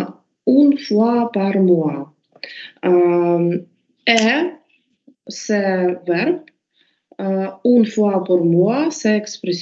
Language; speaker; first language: French; non-native, learner; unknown